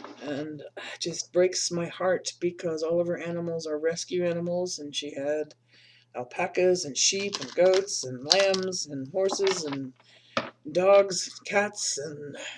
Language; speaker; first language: English; native; English